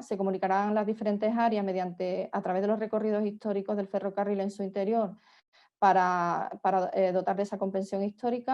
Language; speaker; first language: Spanish; native; Spanish